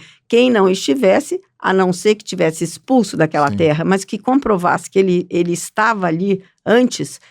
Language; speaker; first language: Portuguese; native; Portuguese